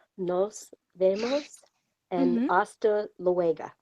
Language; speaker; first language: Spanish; non-native, learner; English